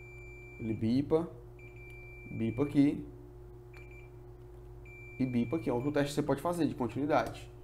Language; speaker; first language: Portuguese; native; Portuguese